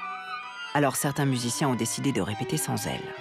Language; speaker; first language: French; native; French